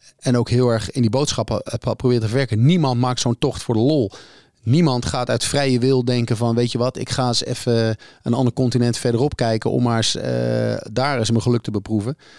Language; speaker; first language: Dutch; native; Dutch